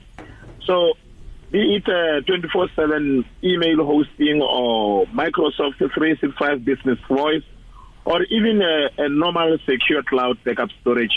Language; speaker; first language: English; non-native, local second language; Northern Sotho